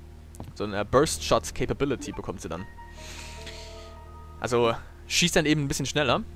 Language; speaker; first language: German; native; German